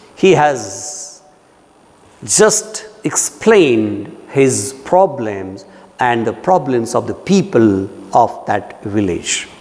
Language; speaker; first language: English; non-native, local second language; Marathi